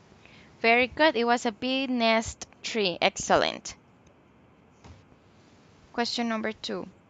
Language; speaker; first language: English; non-native, local second language; Spanish